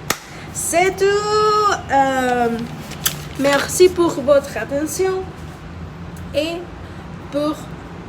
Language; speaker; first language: French; non-native, fluent; Spanish